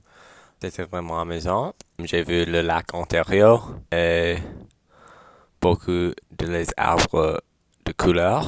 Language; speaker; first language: French; non-native, learner; English